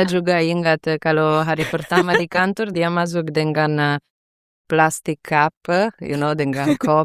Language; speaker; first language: Indonesian; non-native, fluent; Italian